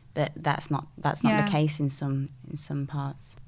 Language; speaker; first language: English; native; English